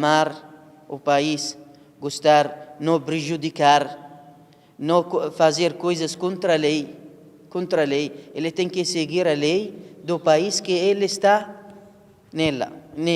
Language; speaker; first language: Portuguese; non-native, learner; Arabic